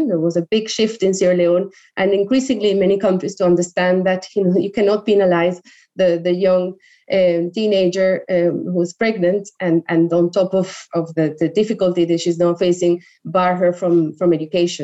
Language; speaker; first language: English; non-native, fluent; Spanish